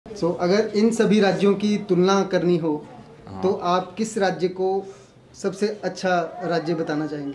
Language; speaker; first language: Hindi; native; Hindi